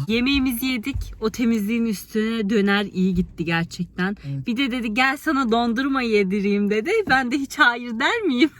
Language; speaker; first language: Turkish; early bilingual, heritage; Turkish